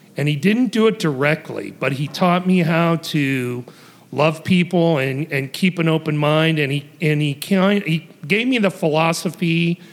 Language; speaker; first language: English; native; English